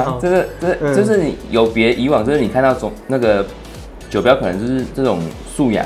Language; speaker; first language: Chinese; native; Chinese